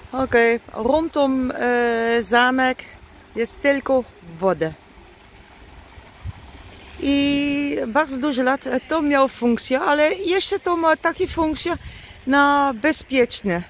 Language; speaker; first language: Polish; non-native, learner; Dutch